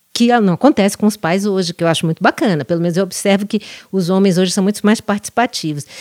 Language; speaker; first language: Portuguese; native; Portuguese